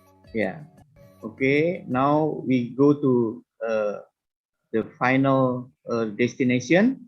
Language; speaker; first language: English; non-native, fluent; Indonesian